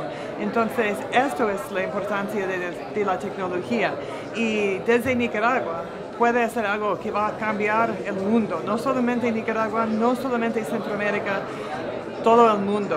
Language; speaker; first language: Spanish; non-native, fluent; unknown